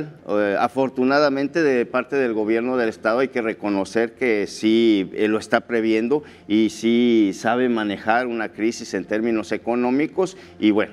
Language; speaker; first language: Spanish; native; Spanish